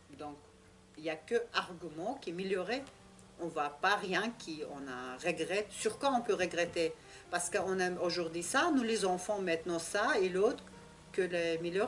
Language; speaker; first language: French; non-native, learner; Russian